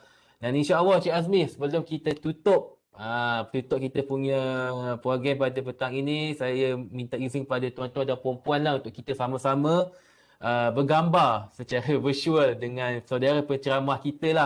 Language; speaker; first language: Malay; native; Malay